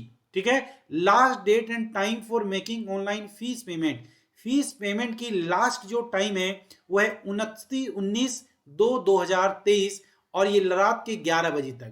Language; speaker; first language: Hindi; native; Hindi